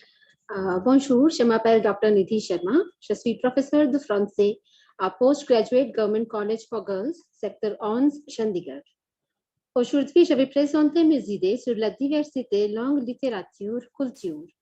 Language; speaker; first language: French; non-native, fluent; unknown